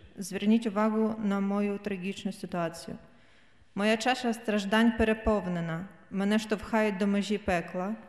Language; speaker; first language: Polish; non-native, learner; Russian